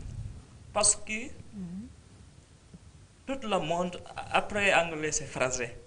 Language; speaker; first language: French; non-native, learner; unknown